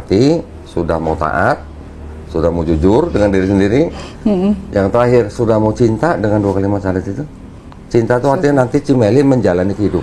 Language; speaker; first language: Indonesian; native; Indonesian